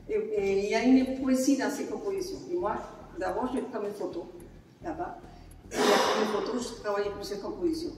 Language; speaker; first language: French; non-native, fluent; Spanish